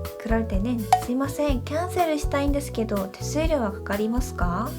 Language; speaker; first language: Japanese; non-native, fluent; Korean